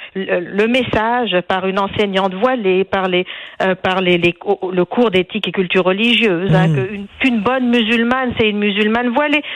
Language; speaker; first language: French; non-native, local second language; Arabic